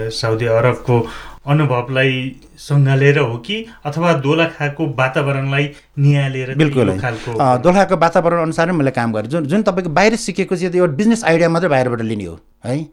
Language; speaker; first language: Nepali; non-native, local second language; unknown